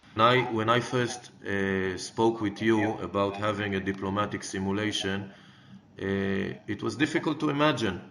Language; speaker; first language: English; non-native, fluent; Hebrew